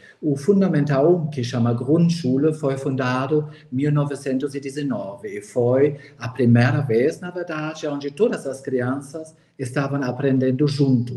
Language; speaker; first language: Portuguese; non-native, fluent; German